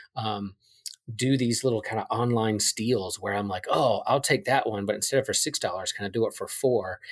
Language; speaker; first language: English; native; English